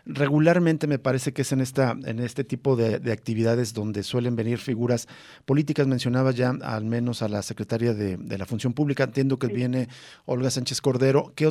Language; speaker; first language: Spanish; native; Spanish